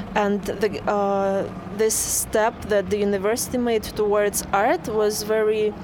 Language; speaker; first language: English; non-native, fluent; Russian